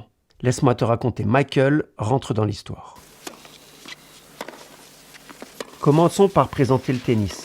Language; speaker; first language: French; native; French